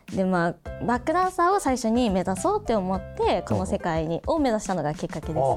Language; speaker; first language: Japanese; native; Japanese